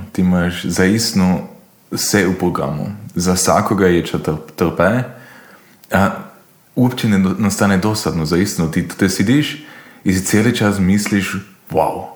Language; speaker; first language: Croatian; native; Croatian